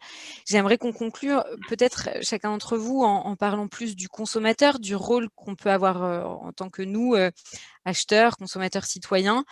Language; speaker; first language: French; native; French